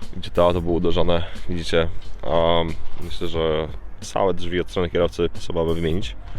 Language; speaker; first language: Polish; early bilingual, heritage; Polish